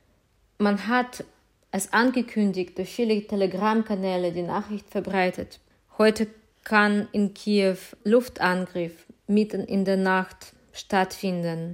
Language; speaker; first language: German; non-native, fluent; Ukrainian